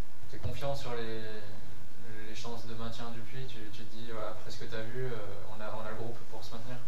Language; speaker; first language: French; native; French